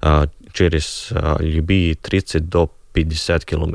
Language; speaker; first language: Russian; non-native, local second language; Latvian